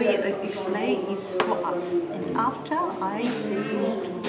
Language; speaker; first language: English; non-native, learner; Russian